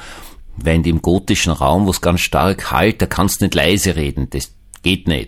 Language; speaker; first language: German; native; German